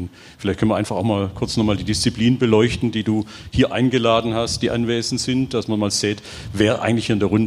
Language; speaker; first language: German; native; German